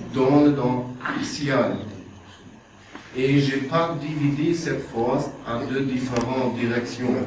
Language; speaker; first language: French; non-native, learner; German